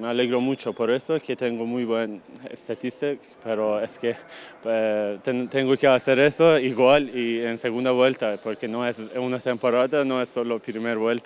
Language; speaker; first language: Spanish; non-native, learner; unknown